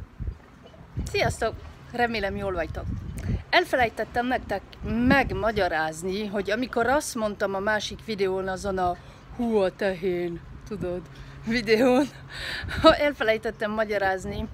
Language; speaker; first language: Hungarian; early bilingual, heritage; Hungarian